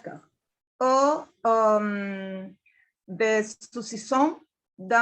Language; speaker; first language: French; non-native, learner; Spanish